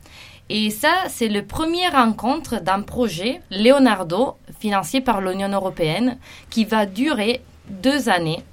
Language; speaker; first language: French; non-native, fluent; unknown